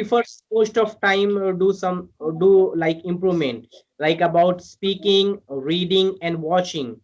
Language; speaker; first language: English; non-native, learner; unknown